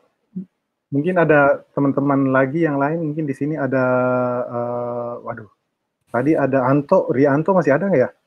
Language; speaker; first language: Indonesian; native; Indonesian